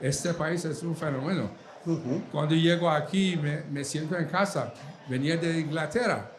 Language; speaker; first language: Spanish; non-native, fluent; Persian